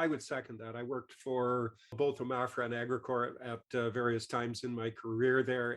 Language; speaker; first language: English; native; English